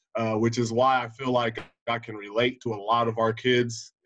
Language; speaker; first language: English; native; English